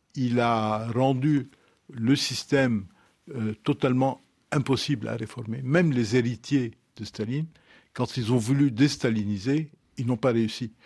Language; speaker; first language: French; non-native, local second language; Arabic